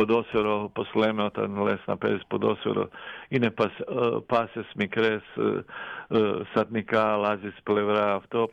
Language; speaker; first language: Greek; non-native, fluent; Croatian